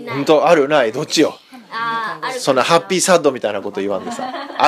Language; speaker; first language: Japanese; native; Japanese